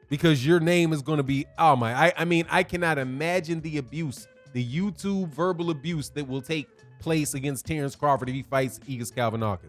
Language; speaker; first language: English; native; English